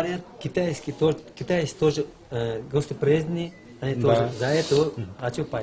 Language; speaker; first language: Russian; non-native, local second language; Uzbek